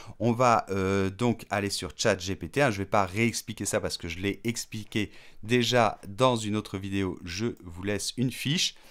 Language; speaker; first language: French; native; French